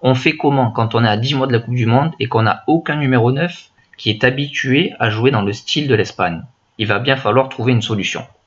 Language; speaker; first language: French; native; French